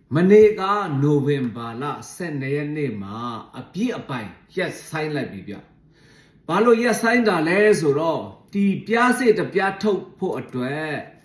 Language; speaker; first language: Burmese; non-native, local second language; Shan